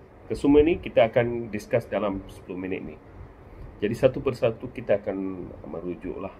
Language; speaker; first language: Malay; non-native, local second language; Tamil